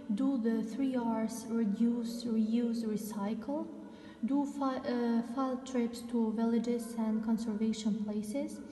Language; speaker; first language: English; non-native, fluent; Albanian